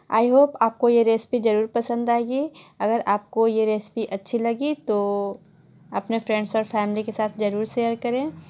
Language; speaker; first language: Hindi; native; Hindi